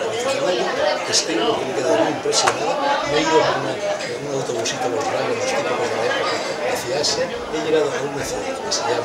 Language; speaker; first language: Spanish; native; Spanish